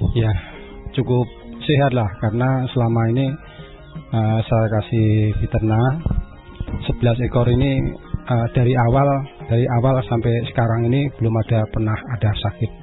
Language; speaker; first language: Indonesian; non-native, local second language; Javanese